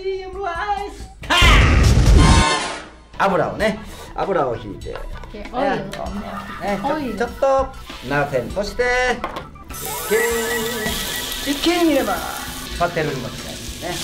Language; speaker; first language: Japanese; native; Japanese